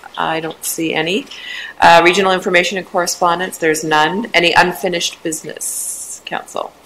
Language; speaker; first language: English; native; English